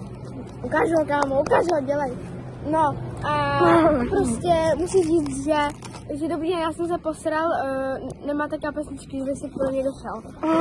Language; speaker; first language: Czech; native; Czech